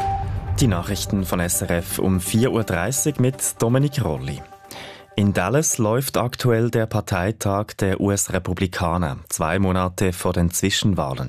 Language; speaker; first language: German; native; German